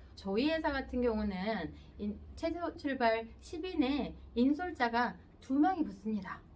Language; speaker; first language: Korean; native; Korean